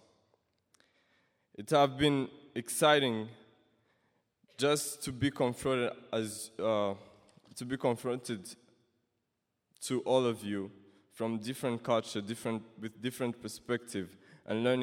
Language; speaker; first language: English; non-native, local second language; Kinyarwanda